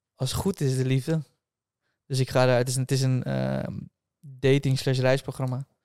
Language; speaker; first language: Dutch; native; Dutch